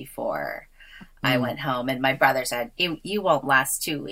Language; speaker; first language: English; early bilingual, other home language; Filipino